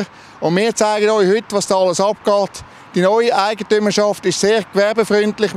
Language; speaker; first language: German; native; German